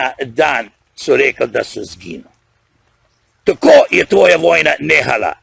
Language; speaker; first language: Slovenian; early bilingual, heritage; Slovenian